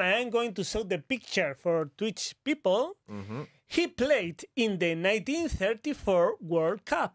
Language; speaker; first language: English; non-native, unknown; Spanish